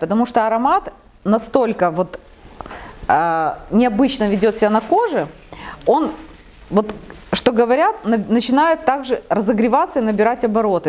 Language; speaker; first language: Russian; native; Russian